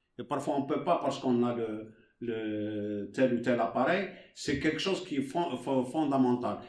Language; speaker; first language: French; non-native, local second language; Arabic